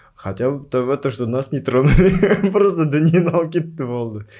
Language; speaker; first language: Russian; non-native, local second language; Kazakh